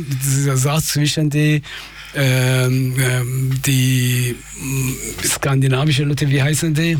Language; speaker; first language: German; non-native, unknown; Persian